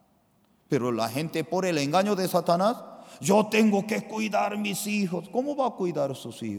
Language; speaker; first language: Spanish; non-native, fluent; Korean